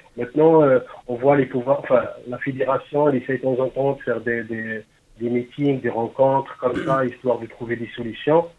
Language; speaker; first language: French; non-native, local second language; Arabic